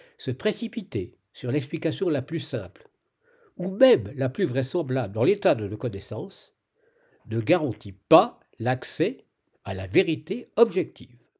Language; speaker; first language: French; native; French